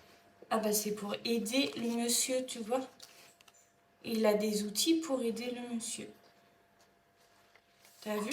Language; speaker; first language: French; native; French